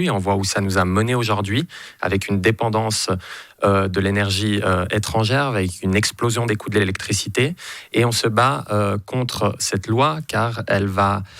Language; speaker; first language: French; native; French